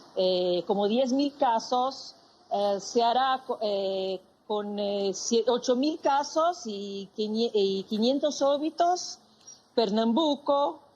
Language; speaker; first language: Spanish; non-native, fluent; Portuguese